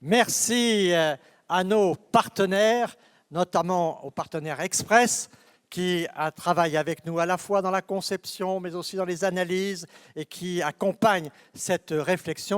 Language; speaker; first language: French; native; French